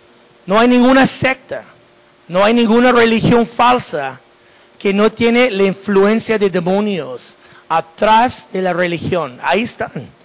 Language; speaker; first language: Spanish; non-native, fluent; English